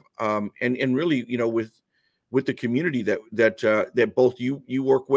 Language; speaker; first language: English; early bilingual, other home language; Spanish